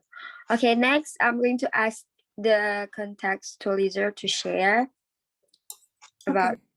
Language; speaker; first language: English; non-native, learner; Indonesian